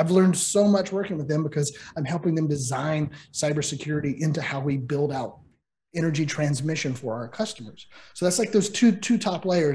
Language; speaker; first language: English; native; English